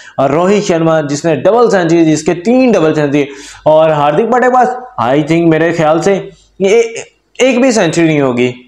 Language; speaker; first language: Urdu; native; Urdu